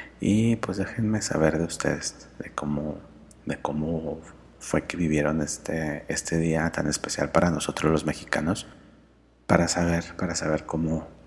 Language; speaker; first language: Spanish; native; Spanish